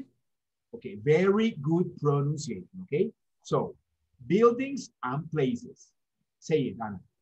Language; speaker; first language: English; non-native, fluent; Spanish